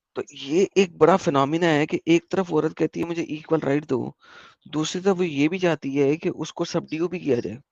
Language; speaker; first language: Hindi; native; Hindi